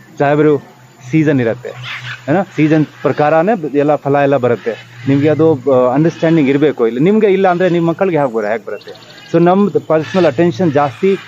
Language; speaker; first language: Kannada; non-native, fluent; Hindi